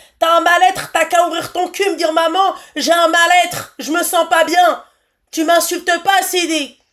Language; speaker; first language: French; native; French